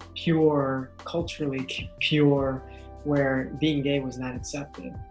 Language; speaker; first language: English; native; English